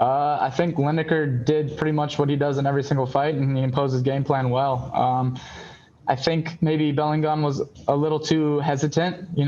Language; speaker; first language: English; native; English